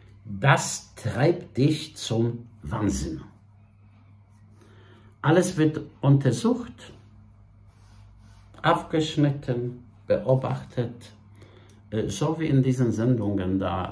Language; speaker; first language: German; non-native, fluent; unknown